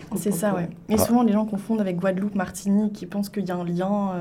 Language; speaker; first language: French; native; French